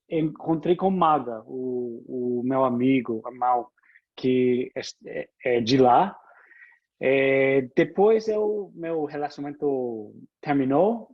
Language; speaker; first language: Portuguese; non-native, fluent; English